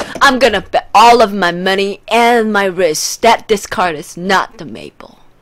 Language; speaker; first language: English; non-native, fluent; Korean